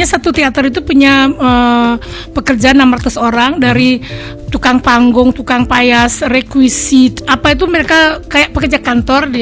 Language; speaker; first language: Indonesian; non-native, local second language; Balinese